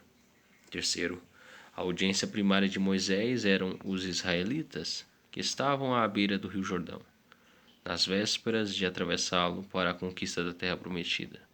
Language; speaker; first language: Portuguese; native; Portuguese